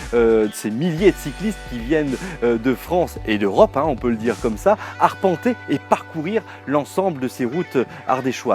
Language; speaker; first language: French; native; French